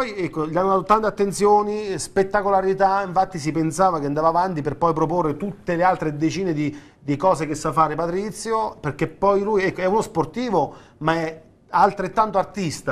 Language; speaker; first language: Italian; native; Italian